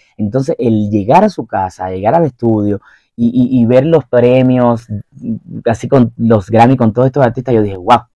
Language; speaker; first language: Spanish; native; Spanish